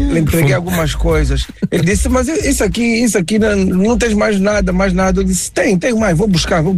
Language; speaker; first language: Portuguese; native; Portuguese